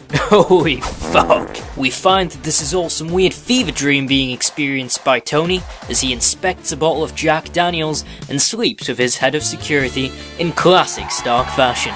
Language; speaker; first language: English; native; English